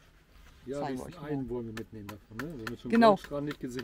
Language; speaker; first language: German; native; German